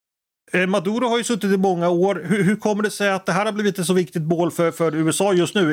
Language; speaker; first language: Swedish; native; Swedish